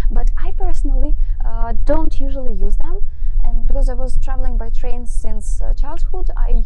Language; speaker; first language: English; non-native, fluent; Russian